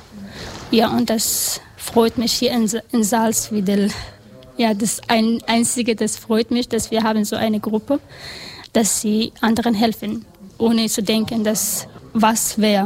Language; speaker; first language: German; non-native, learner; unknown